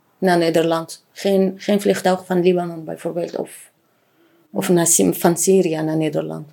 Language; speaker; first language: Dutch; non-native, learner; Arabic